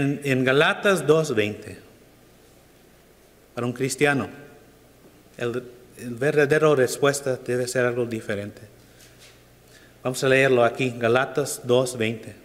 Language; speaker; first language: Spanish; non-native, fluent; English